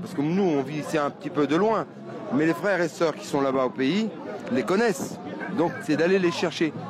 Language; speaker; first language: French; early bilingual, other home language; Arabic